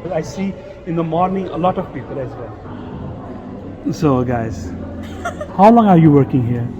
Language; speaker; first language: English; non-native, fluent; Urdu